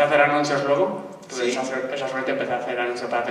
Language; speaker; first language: Spanish; native; Spanish